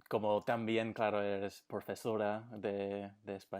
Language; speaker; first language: Spanish; non-native, fluent; English